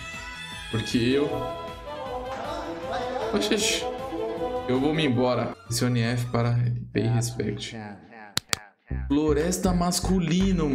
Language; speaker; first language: Portuguese; native; Portuguese